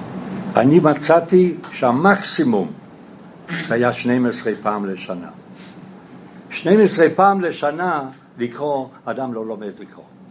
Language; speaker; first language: Hebrew; non-native, fluent; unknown